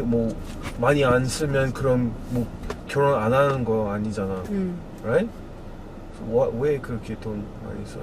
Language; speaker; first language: Korean; non-native, fluent; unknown